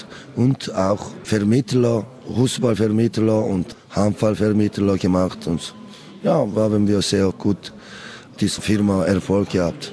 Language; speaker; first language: German; non-native, learner; Korean